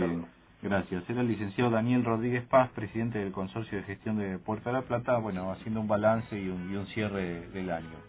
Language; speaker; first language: Spanish; native; Spanish